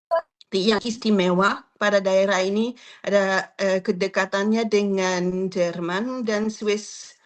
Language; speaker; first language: Indonesian; non-native, fluent; French